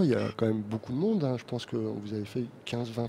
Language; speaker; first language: French; native; French